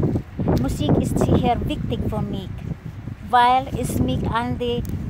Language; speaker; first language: German; non-native, learner; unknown